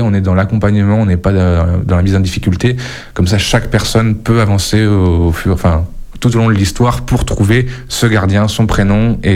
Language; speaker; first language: French; native; French